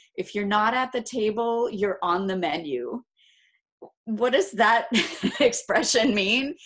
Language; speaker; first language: English; native; English